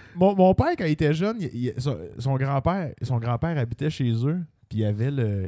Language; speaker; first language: French; native; French